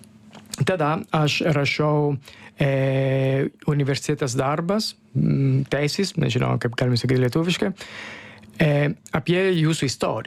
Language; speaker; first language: Lithuanian; non-native, learner; Italian